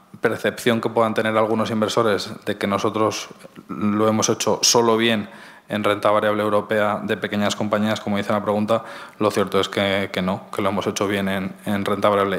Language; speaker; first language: Spanish; native; Spanish